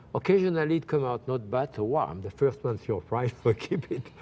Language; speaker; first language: English; non-native, fluent; French